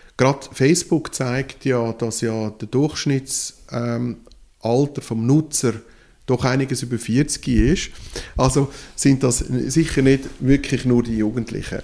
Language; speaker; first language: German; non-native, local second language; French